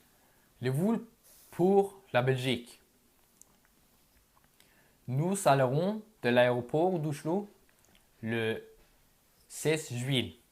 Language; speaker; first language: French; non-native, learner; Norwegian